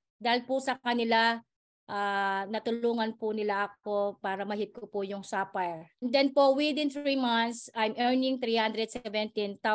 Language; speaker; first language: Filipino; native; Filipino